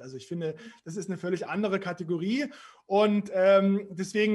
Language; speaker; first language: German; native; German